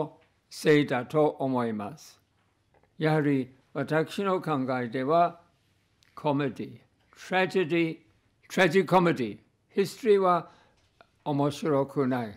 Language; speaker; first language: Japanese; non-native, fluent; English